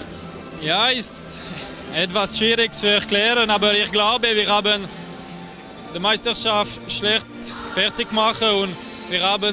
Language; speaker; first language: German; non-native, learner; French